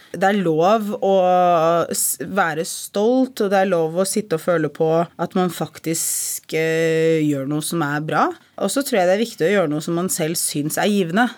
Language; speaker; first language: Norwegian; early bilingual, other home language; Arabic